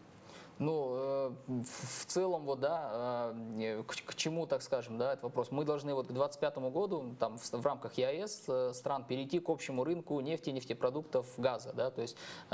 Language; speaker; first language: Russian; native; Russian